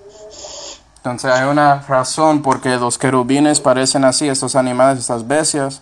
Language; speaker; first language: Spanish; non-native, fluent; English